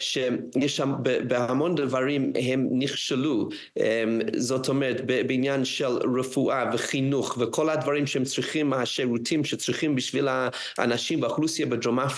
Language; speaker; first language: Hebrew; non-native, fluent; English